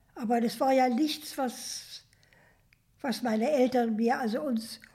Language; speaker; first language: German; native; German